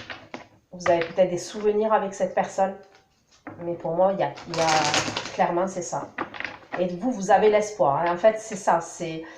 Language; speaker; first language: French; native; French